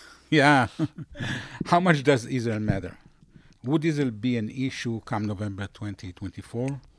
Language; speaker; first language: English; non-native, fluent; Hebrew